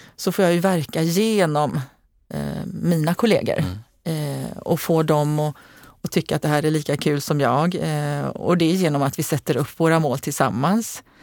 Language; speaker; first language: Swedish; early bilingual, other home language; Hungarian